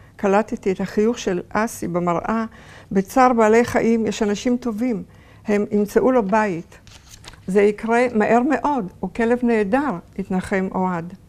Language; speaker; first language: Hebrew; early bilingual, other home language; Polish